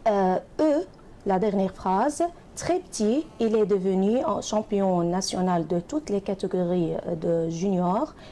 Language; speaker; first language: French; non-native, fluent; Arabic